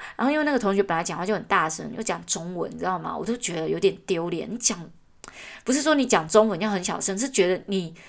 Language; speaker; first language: Chinese; native; Chinese